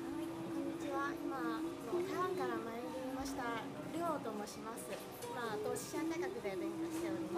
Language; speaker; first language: Japanese; non-native, learner; Chinese